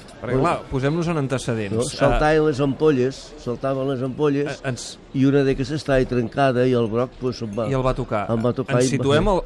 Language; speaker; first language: Catalan; native; Catalan